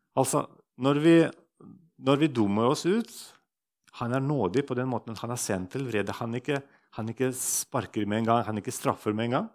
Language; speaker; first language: Norwegian; non-native, fluent; Russian